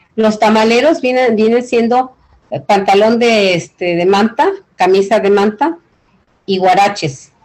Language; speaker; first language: Spanish; native; Spanish